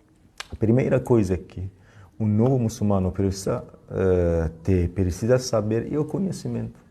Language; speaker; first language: Portuguese; non-native, fluent; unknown